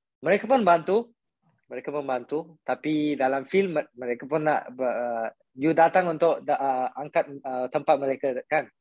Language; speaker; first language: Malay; non-native, local second language; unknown